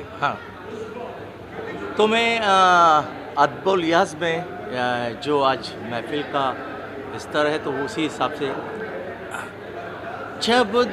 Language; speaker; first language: Hindi; native; Hindi